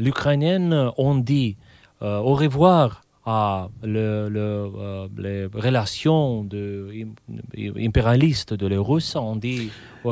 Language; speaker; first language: French; non-native, fluent; Romanian